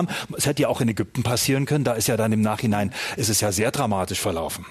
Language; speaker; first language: German; native; German